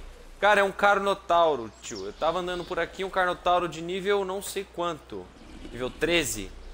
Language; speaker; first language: Portuguese; native; Portuguese